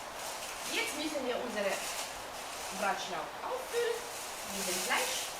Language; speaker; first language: German; non-native, fluent; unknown